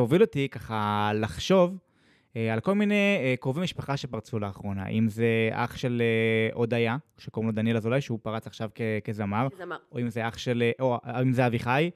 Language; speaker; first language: Hebrew; native; Hebrew